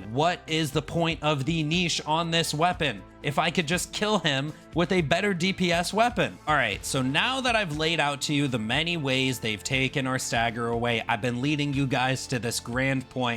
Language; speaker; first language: English; native; English